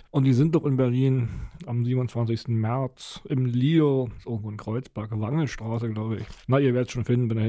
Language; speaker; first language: German; native; German